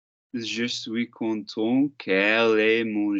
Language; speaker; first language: French; non-native, learner; English